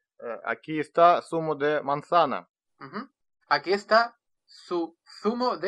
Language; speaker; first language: Spanish; non-native, learner; Russian